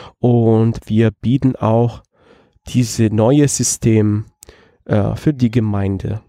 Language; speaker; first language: German; non-native, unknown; Italian